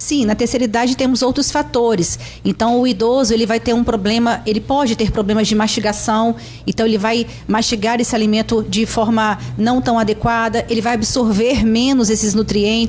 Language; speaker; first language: Portuguese; native; Portuguese